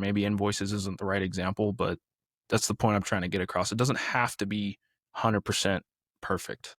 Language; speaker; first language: English; native; English